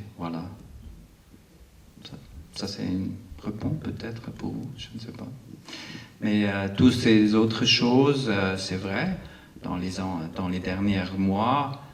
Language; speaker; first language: French; non-native, local second language; Arabic